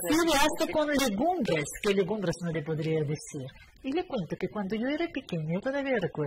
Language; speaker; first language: Spanish; non-native, fluent; Russian